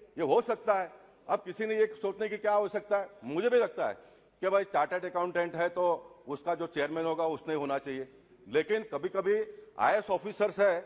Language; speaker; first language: Hindi; non-native, local second language; Tulu